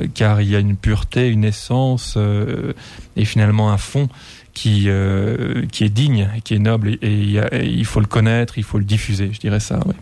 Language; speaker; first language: French; native; French